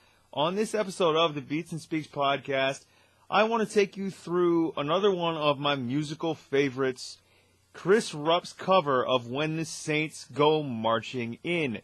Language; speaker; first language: English; native; English